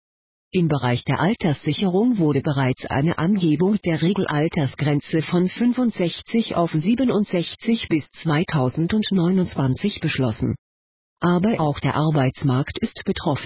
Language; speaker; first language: German; native; German